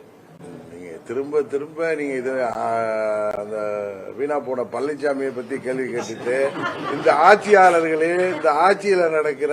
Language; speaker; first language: Tamil; native; Tamil